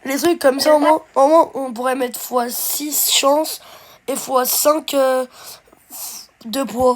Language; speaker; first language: French; native; French